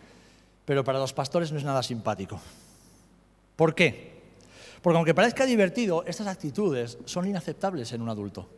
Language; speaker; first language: Spanish; native; Spanish